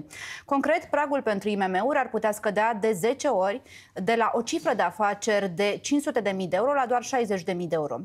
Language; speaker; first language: Romanian; native; Romanian